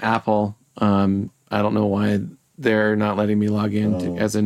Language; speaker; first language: English; native; English